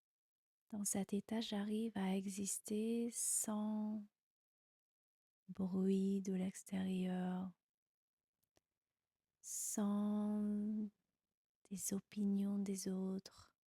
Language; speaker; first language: French; non-native, fluent; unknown